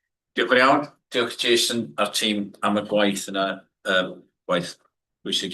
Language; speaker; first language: Welsh; non-native, learner; English